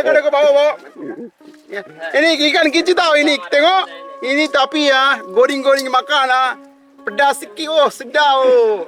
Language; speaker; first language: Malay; non-native, learner; Bangla